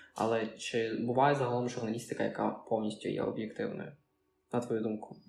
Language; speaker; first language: Ukrainian; native; Ukrainian